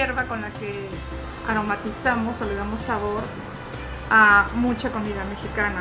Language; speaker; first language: Spanish; native; Spanish